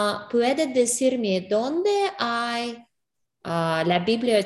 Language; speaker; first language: Spanish; non-native, learner; English